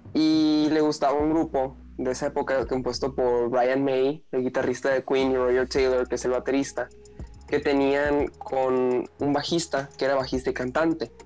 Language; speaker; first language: Spanish; native; Spanish